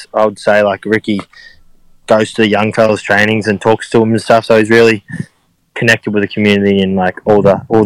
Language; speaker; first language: English; native; English